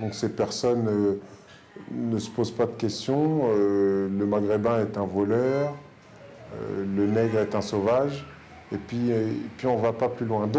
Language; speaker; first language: French; native; French